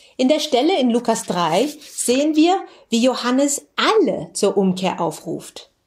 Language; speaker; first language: German; native; German